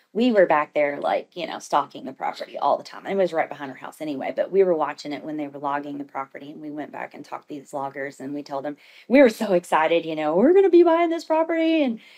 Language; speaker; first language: English; native; English